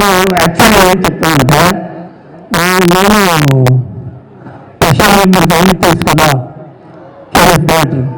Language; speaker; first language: Telugu; non-native, learner; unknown